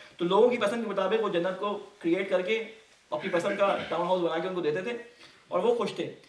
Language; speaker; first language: Urdu; native; Urdu